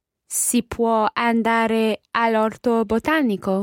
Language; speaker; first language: Italian; non-native, learner; English